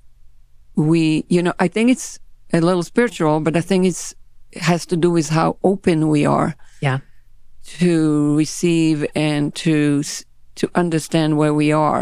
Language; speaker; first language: English; non-native, fluent; Hebrew